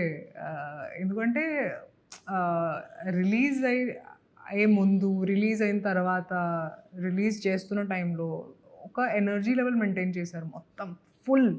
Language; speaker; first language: Telugu; non-native, local second language; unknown